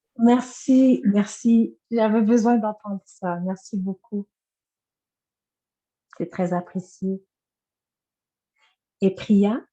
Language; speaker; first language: French; native; French